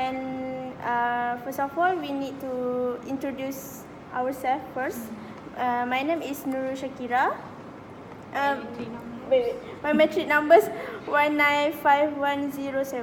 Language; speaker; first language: English; non-native, local second language; Malay